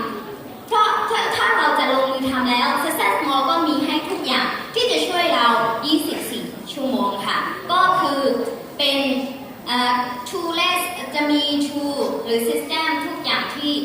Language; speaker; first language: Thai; non-native, fluent; Burmese